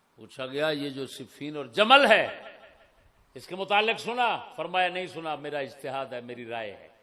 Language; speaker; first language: Urdu; non-native, local second language; Punjabi